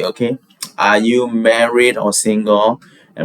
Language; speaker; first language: English; non-native, fluent; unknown